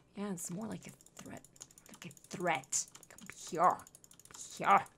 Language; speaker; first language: English; non-native, fluent; Spanish